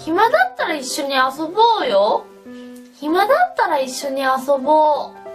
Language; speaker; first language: Japanese; non-native, fluent; Korean